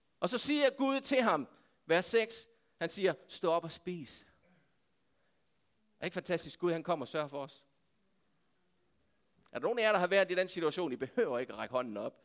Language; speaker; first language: Danish; native; Danish